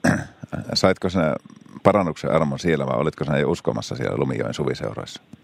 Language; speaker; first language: Finnish; native; Finnish